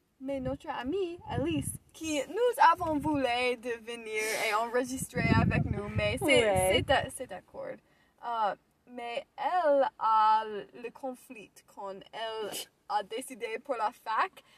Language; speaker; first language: French; non-native, learner; English